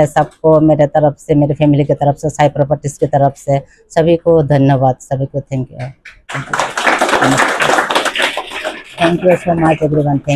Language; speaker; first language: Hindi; non-native, local second language; Kok Borok